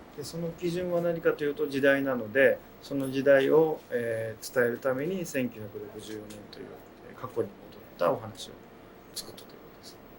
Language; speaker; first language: Japanese; native; Japanese